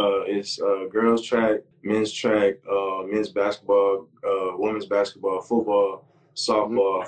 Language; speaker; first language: English; native; English